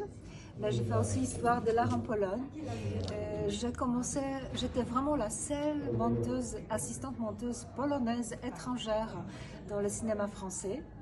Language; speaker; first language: French; non-native, fluent; Polish